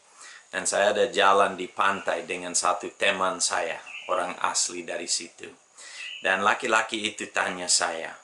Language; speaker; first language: Indonesian; non-native, fluent; English